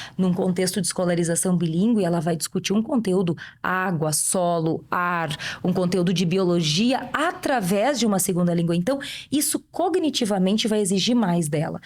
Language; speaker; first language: Portuguese; native; Portuguese